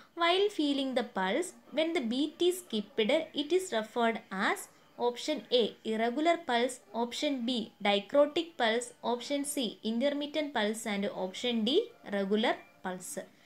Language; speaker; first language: English; non-native, local second language; Malayalam